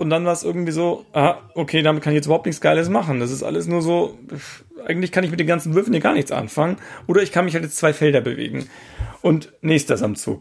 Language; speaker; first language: German; native; German